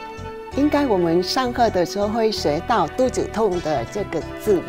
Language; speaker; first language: Chinese; non-native, local second language; Vietnamese